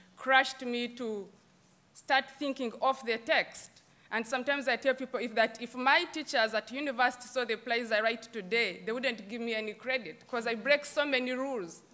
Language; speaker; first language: English; non-native, local second language; Kinyarwanda